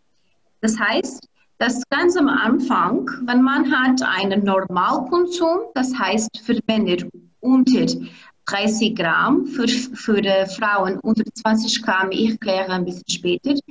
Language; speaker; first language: German; non-native, fluent; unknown